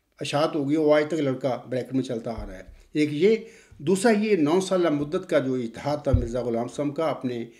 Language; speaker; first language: Urdu; native; Urdu